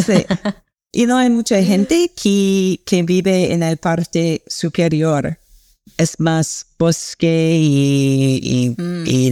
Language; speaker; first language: Spanish; non-native, learner; English